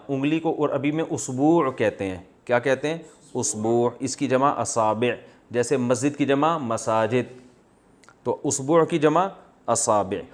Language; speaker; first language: Urdu; native; Urdu